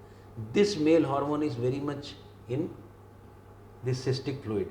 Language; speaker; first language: English; non-native, local second language; Hindi